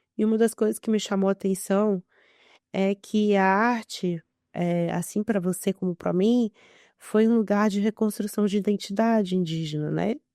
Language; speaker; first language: Portuguese; early bilingual, other home language; Spanish